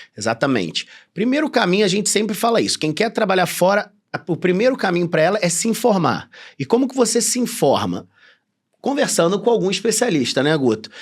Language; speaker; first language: Portuguese; native; Portuguese